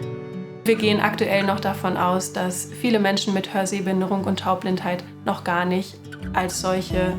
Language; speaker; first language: German; native; German